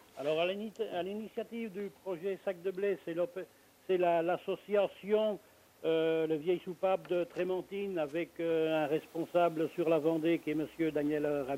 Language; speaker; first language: French; native; French